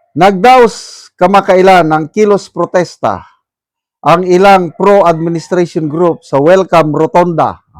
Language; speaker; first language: Filipino; non-native, local second language; Iloko